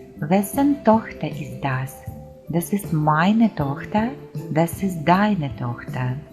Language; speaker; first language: German; non-native, fluent; Ukrainian